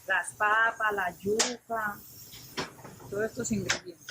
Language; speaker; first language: Spanish; native; Spanish